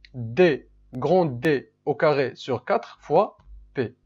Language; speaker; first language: French; non-native, local second language; Arabic